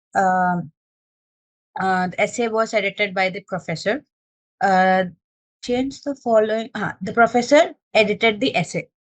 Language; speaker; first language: English; non-native, local second language; Malayalam